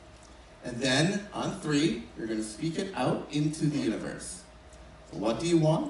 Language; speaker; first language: English; native; English